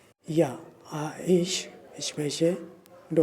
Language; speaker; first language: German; non-native, learner; Urdu